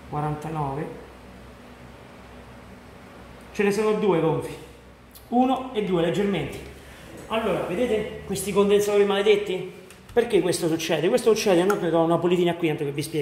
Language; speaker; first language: Italian; native; Italian